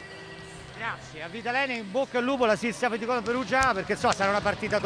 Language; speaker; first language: Italian; native; Italian